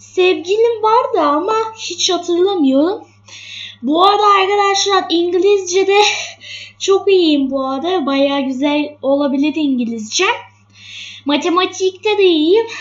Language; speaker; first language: Turkish; early bilingual, other home language; English